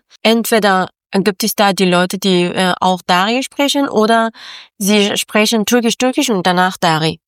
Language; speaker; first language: German; non-native, learner; Persian